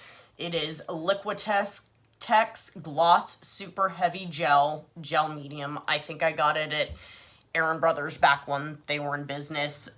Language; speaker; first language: English; native; English